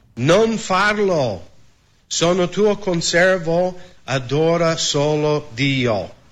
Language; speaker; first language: Italian; non-native, fluent; English